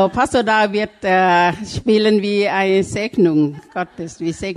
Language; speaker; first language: German; non-native, fluent; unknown